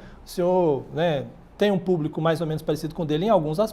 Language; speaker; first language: Portuguese; native; Portuguese